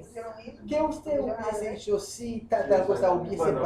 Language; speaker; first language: Spanish; non-native, fluent; Haitian Creole